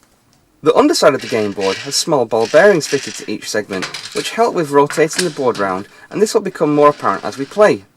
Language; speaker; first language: English; native; English